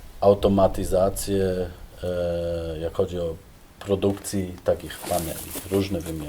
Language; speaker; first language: Polish; non-native, fluent; German